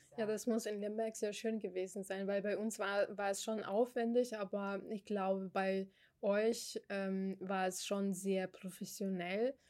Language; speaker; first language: German; non-native, fluent; Ukrainian